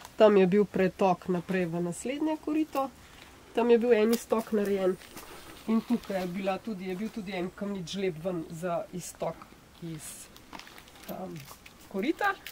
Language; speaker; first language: Slovenian; native; Slovenian